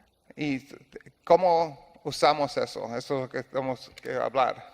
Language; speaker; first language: Spanish; non-native, learner; English